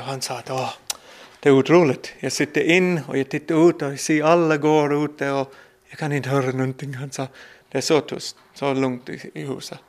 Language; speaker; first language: Swedish; non-native, learner; English